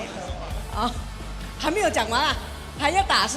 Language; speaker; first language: Chinese; early bilingual, heritage; Chinese